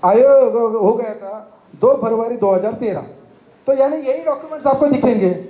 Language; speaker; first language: Hindi; non-native, local second language; Marathi